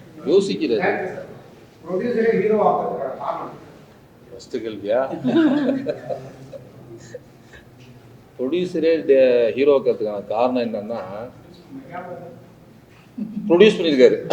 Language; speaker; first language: Tamil; native; Tamil